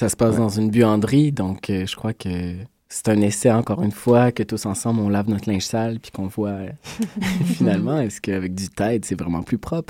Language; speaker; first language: French; native; French